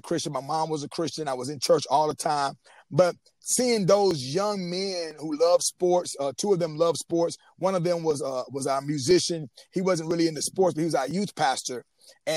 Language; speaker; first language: English; native; English